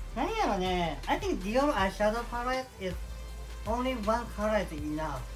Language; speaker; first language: English; non-native, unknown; Japanese